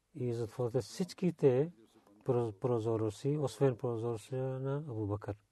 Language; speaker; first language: Bulgarian; non-native, learner; Urdu